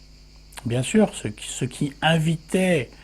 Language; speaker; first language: French; native; French